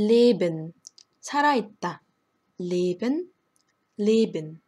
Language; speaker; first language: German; non-native, fluent; Korean